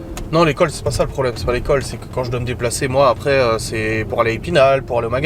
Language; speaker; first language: French; native; French